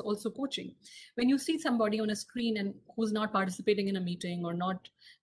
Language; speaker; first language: English; non-native, local second language; Hindi